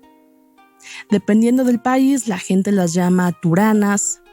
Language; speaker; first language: Spanish; native; Spanish